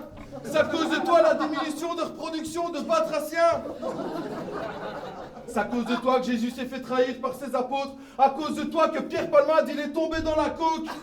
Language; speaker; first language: French; native; French